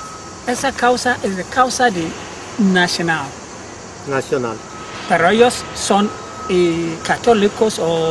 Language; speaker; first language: Spanish; non-native, learner; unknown